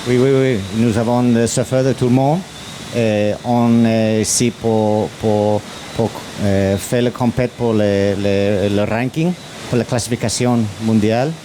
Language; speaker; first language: French; non-native, learner; English